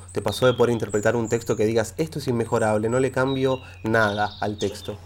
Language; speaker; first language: Spanish; native; Spanish